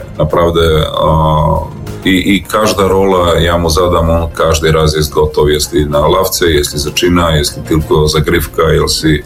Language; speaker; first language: Polish; non-native, learner; Serbian